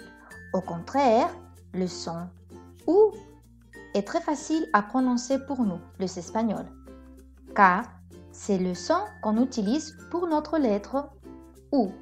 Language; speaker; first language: French; non-native, fluent; Spanish